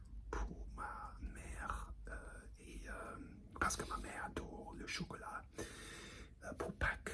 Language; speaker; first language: French; non-native, learner; English